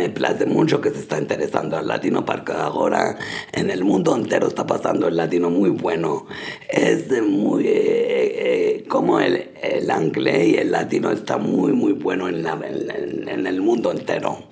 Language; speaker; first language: Spanish; early bilingual, heritage; Spanish